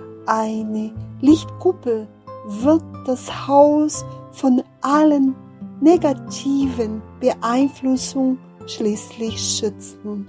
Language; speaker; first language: German; non-native, fluent; Portuguese